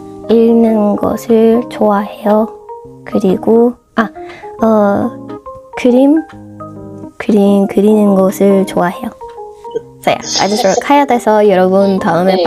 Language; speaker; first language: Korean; non-native, learner; English